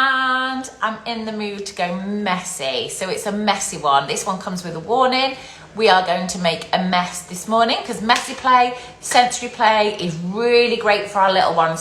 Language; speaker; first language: English; native; English